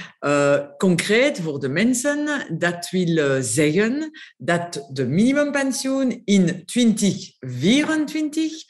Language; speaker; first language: Dutch; non-native, local second language; French